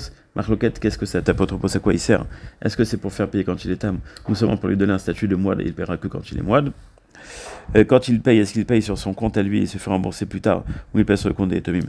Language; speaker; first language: French; native; French